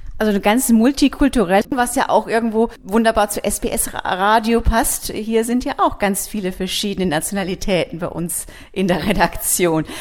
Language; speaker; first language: German; native; German